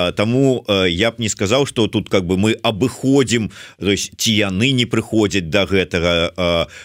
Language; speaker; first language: Belarusian; native; Belarusian